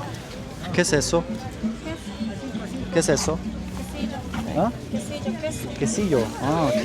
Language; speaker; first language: Spanish; non-native, learner; German